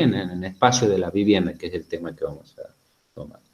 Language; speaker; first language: Spanish; native; Spanish